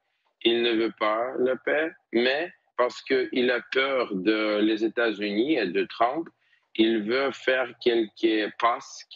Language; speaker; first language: French; non-native, learner; Ukrainian